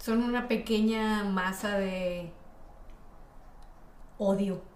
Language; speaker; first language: Spanish; native; Spanish